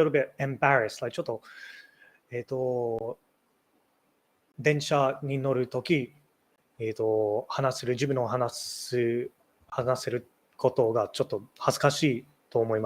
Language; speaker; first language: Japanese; non-native, learner; English